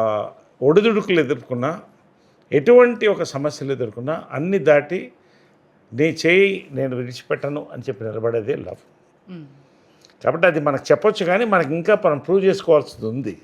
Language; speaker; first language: Telugu; native; Telugu